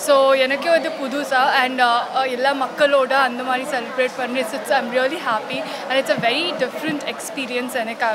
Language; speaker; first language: Tamil; non-native, learner; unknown